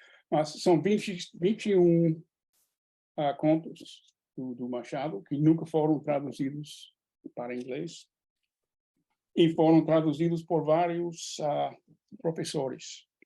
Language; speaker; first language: Portuguese; non-native, fluent; English